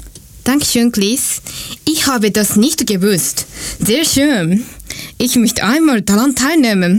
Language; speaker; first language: German; non-native, learner; Japanese